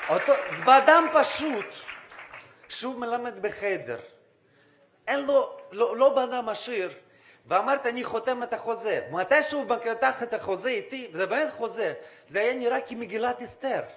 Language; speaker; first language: Hebrew; non-native, fluent; Russian